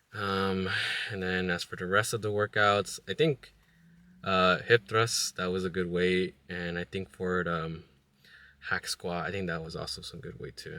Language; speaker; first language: English; native; English